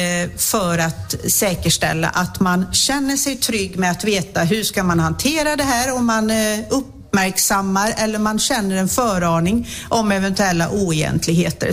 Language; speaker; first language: Swedish; native; Swedish